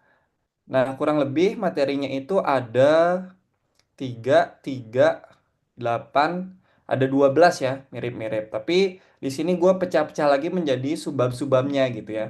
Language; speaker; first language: Indonesian; native; Indonesian